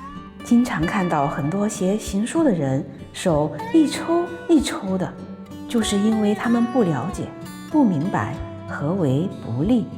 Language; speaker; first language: Chinese; native; Chinese